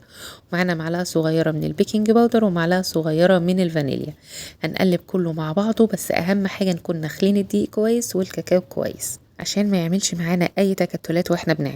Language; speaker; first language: Arabic; native; Arabic